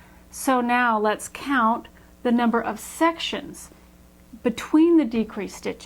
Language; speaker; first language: English; native; English